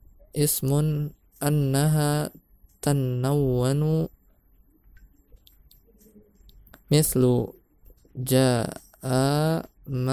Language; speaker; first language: Arabic; non-native, fluent; Indonesian